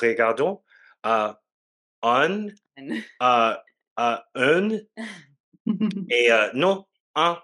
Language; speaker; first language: French; non-native, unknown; English